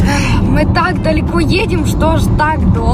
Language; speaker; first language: Russian; early bilingual, heritage; Russian